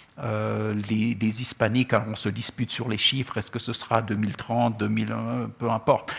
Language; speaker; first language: French; non-native, local second language; Czech